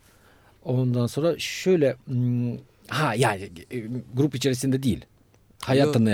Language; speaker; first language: Turkish; non-native, fluent; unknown